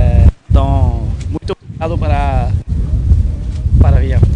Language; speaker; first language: Portuguese; non-native, fluent; French